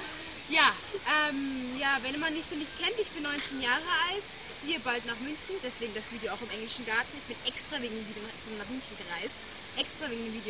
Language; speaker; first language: German; native; German